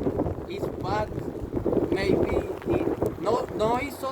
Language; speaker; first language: English; non-native, learner; Spanish